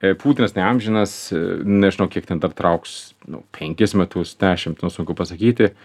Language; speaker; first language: Lithuanian; non-native, fluent; Swedish